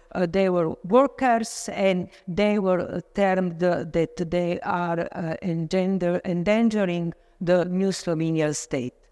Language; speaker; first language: English; non-native, fluent; Slovenian